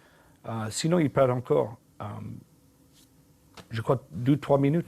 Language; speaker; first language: French; non-native, learner; English